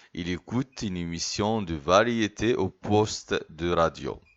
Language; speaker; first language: French; non-native, fluent; Arabic